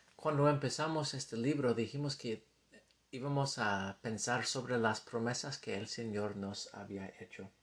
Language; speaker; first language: Spanish; non-native, fluent; English